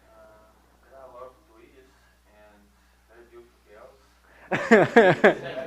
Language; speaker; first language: English; non-native, learner; Portuguese